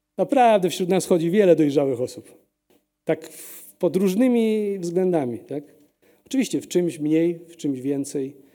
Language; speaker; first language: Polish; early bilingual, heritage; Polish